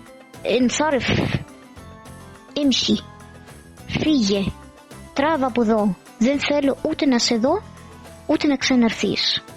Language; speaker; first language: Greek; non-native, fluent; Arabic